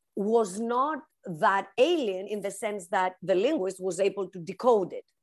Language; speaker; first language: English; non-native, fluent; Greek